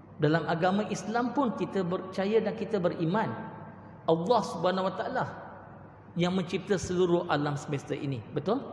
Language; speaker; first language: Malay; non-native, local second language; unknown